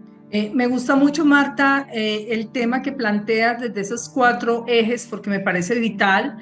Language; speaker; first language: Spanish; native; Spanish